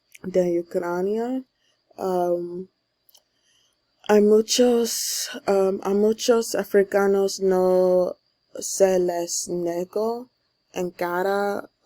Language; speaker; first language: Spanish; non-native, learner; English